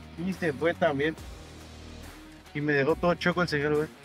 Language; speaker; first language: Spanish; native; Spanish